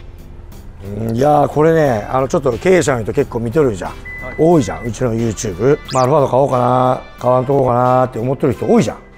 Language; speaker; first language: Japanese; native; Japanese